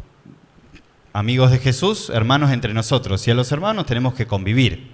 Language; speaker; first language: Spanish; native; Spanish